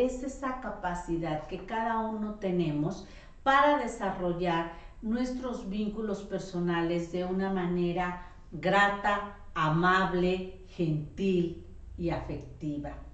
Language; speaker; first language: Spanish; native; Spanish